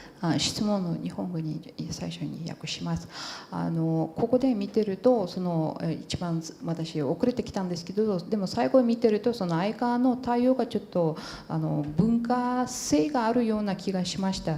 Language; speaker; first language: Japanese; non-native, fluent; Portuguese